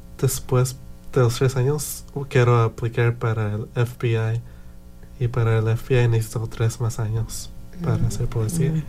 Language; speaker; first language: Spanish; early bilingual, heritage; Spanish